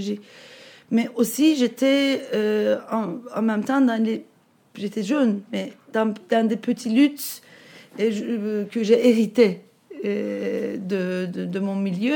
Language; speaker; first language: French; non-native, fluent; Turkish